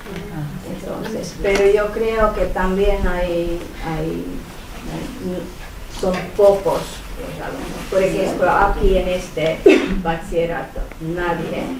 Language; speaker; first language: Spanish; non-native, fluent; Finnish